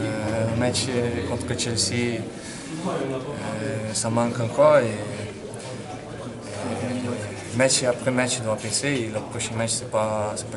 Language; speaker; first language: French; non-native, fluent; Portuguese